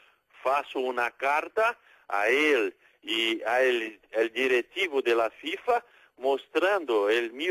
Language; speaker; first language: Spanish; non-native, fluent; Portuguese